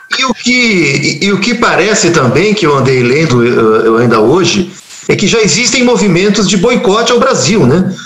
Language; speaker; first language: Portuguese; native; Portuguese